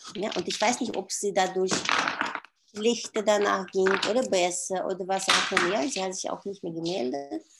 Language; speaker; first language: German; non-native, fluent; Russian